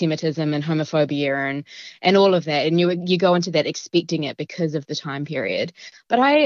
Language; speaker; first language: English; native; English